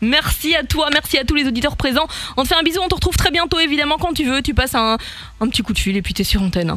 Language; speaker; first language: French; native; French